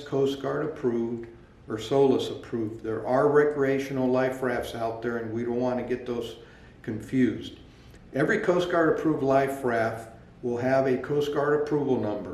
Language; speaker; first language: English; native; English